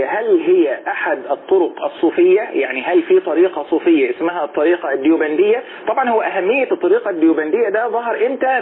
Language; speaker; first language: Arabic; native; Arabic